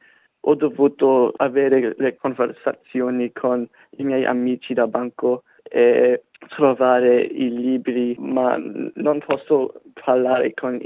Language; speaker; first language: Italian; non-native, fluent; English